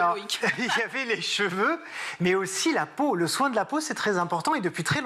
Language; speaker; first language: French; native; French